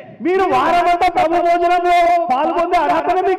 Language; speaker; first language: Telugu; native; Telugu